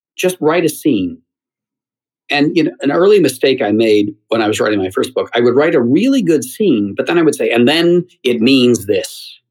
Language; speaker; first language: English; native; English